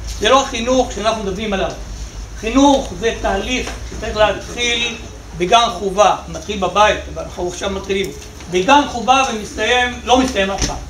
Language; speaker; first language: Hebrew; non-native, local second language; Arabic